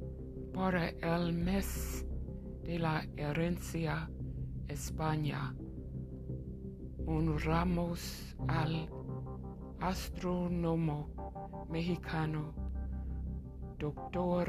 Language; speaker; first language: Spanish; non-native, learner; English